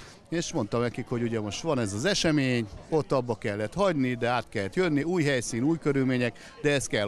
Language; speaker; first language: Hungarian; native; Hungarian